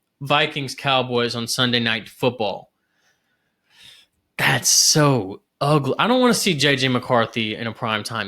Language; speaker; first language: English; native; English